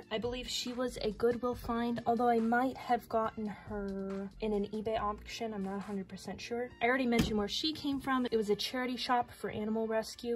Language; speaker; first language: English; native; English